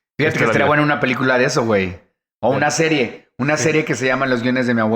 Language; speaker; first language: Spanish; native; Spanish